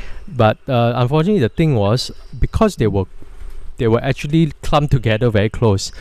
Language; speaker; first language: English; non-native, local second language; Chinese